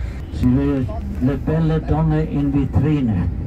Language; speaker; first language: Italian; non-native, fluent; German